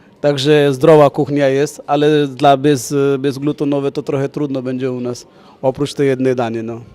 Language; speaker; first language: Polish; non-native, fluent; Punjabi